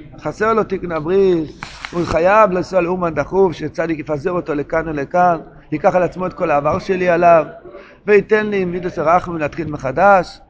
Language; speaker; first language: Hebrew; non-native, local second language; Yiddish